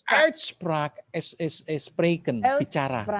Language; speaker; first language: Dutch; non-native, fluent; Indonesian